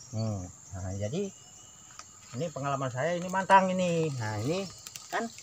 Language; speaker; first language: Indonesian; non-native, local second language; Javanese